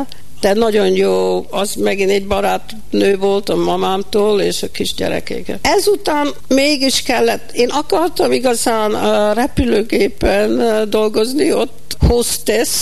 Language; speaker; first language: Hungarian; early bilingual, heritage; Hungarian